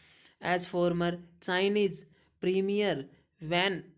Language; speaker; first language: English; non-native, local second language; Hindi